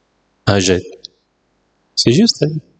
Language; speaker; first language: French; non-native, fluent; Italian